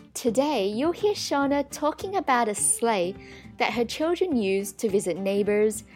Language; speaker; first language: English; native; English